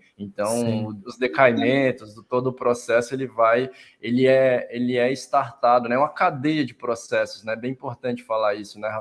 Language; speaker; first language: Portuguese; native; Portuguese